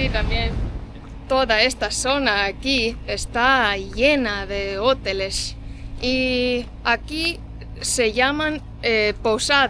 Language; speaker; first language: Spanish; non-native, fluent; Estonian